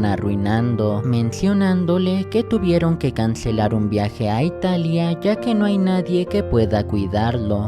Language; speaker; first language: Spanish; native; Spanish